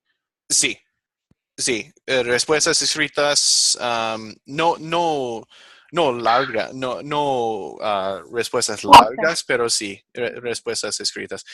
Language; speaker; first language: Spanish; non-native, fluent; English